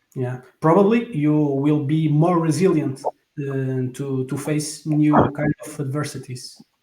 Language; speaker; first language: English; non-native, fluent; Portuguese